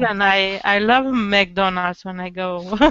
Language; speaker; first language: English; non-native, learner; Romanian